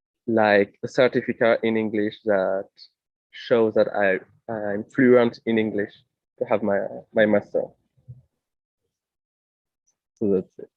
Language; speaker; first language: English; non-native, fluent; French